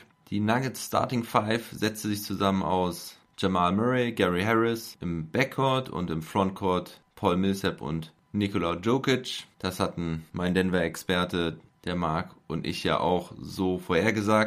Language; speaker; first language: German; native; German